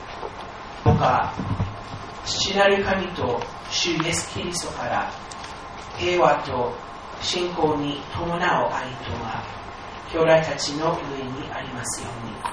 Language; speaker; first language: Japanese; non-native, fluent; English